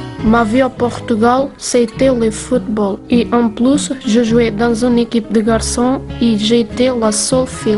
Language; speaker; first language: French; non-native, learner; Portuguese